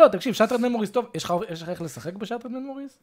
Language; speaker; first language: Hebrew; native; Hebrew